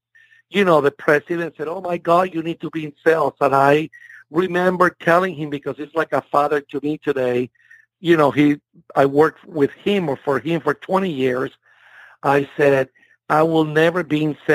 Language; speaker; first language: English; non-native, fluent; Spanish